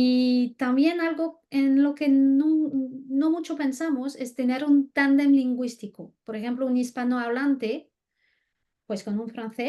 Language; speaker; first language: Spanish; non-native, fluent; French